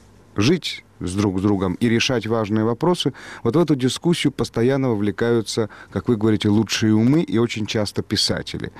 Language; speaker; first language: Russian; native; Russian